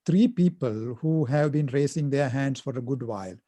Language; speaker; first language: English; non-native, local second language; Sinhala